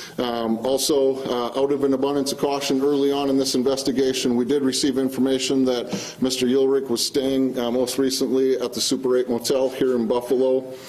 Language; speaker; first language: English; native; English